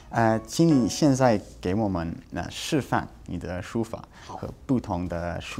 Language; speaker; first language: Chinese; non-native, fluent; English